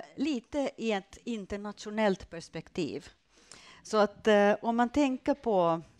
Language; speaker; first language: Swedish; non-native, fluent; Finnish